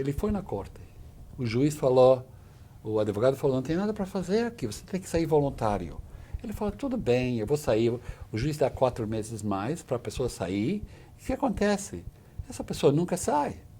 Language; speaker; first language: Portuguese; non-native, fluent; English